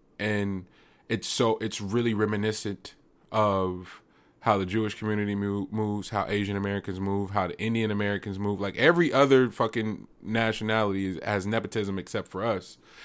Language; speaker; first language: English; native; English